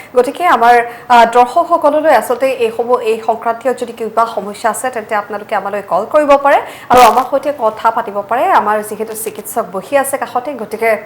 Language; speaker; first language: Assamese; native; Assamese